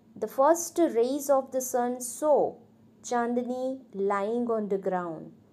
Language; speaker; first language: English; non-native, local second language; Gujarati